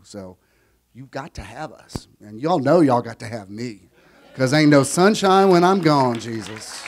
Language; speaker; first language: English; native; English